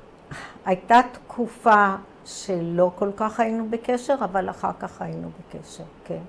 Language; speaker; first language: Hebrew; early bilingual, other home language; Croatian